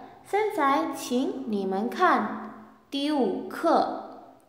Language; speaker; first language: Chinese; non-native, fluent; Indonesian